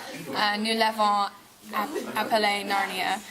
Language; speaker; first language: French; non-native, learner; English